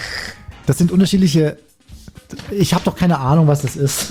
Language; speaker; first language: German; native; German